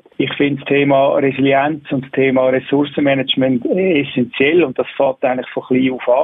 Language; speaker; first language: German; native; German